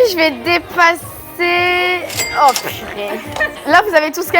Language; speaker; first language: French; native; French